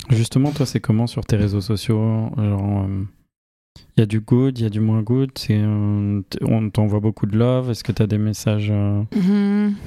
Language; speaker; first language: French; native; French